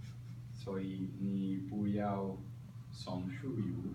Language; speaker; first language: Chinese; non-native, learner; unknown